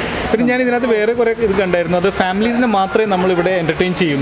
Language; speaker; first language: Malayalam; native; Malayalam